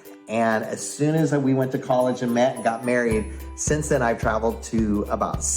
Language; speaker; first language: English; native; English